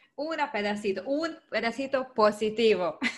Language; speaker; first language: Spanish; non-native, learner; Hungarian